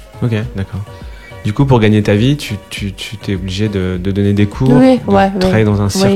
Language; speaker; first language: French; native; French